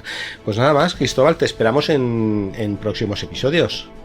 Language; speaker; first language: Spanish; native; Spanish